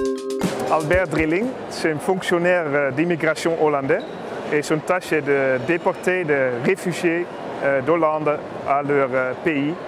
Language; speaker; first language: French; non-native, learner; Dutch